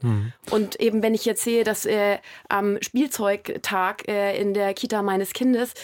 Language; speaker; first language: German; native; German